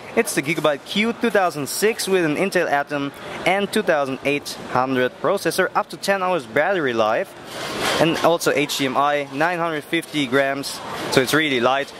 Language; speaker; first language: English; non-native, fluent; German